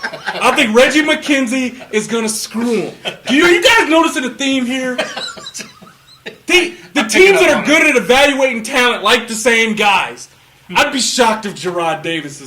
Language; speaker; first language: English; native; English